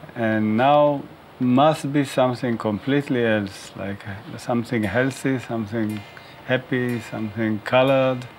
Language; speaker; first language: English; non-native, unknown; Hebrew